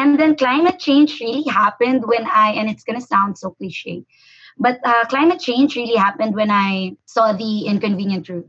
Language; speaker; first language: English; non-native, local second language; Hiligaynon